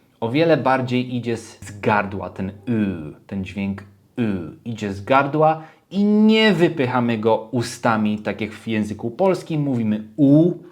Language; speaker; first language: Polish; early bilingual, heritage; Polish